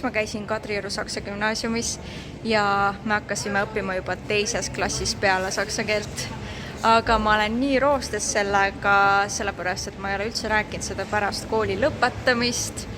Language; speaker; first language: Estonian; native; Estonian